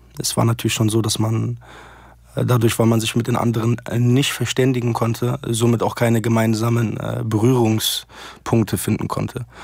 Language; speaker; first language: German; early bilingual, other home language; Arabic